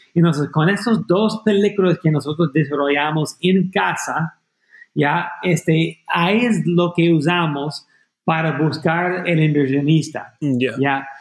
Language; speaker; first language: Spanish; non-native, fluent; English